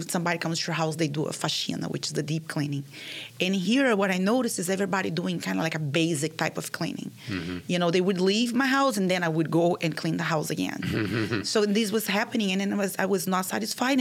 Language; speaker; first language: English; non-native, fluent; Portuguese